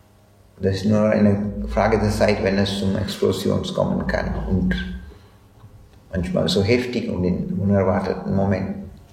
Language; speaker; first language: German; non-native, fluent; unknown